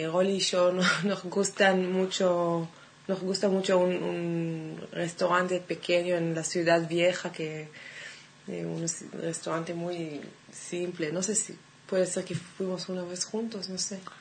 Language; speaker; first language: Spanish; non-native, fluent; Hebrew